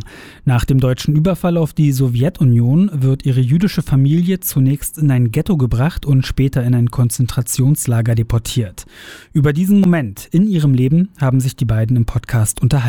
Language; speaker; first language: German; native; German